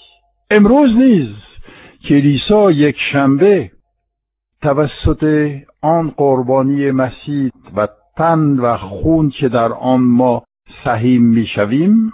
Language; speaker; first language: Persian; non-native, fluent; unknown